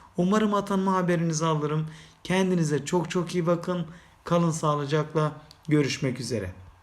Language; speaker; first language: Turkish; native; Turkish